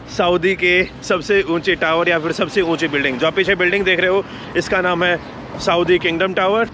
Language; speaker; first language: Hindi; native; Hindi